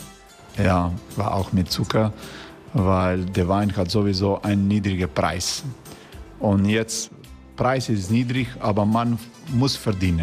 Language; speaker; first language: German; non-native, fluent; Croatian